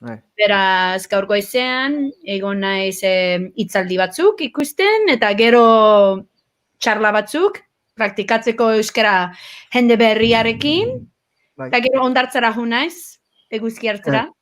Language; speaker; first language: Basque; early bilingual, heritage; English